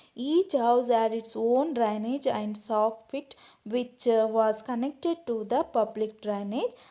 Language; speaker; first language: English; non-native, local second language; Kannada